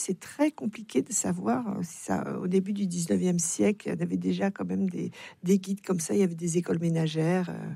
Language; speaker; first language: French; native; French